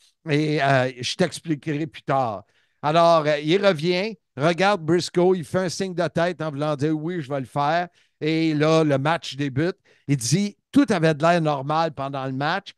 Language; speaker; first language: French; native; French